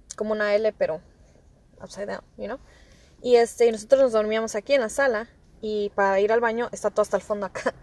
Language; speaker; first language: Spanish; early bilingual, heritage; Spanish